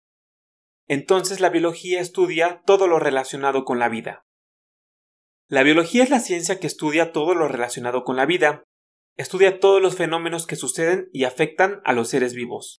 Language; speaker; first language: Spanish; native; Spanish